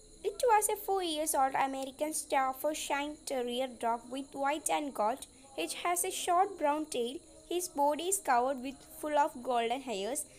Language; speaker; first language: English; non-native, local second language; Malayalam